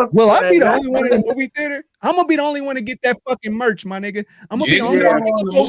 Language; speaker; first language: English; native; English